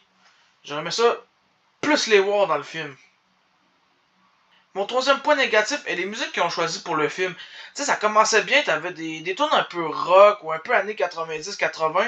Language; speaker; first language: French; native; French